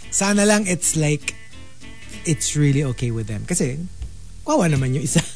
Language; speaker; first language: English; non-native, local second language; Filipino